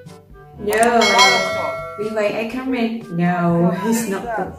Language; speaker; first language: English; non-native, learner; Indonesian